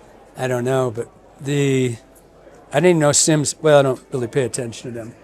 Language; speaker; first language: English; native; English